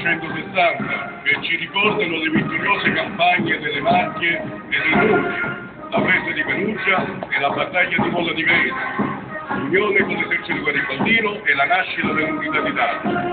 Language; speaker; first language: Italian; native; Italian